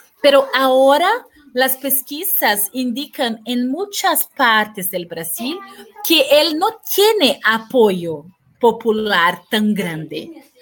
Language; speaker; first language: Spanish; non-native, fluent; Portuguese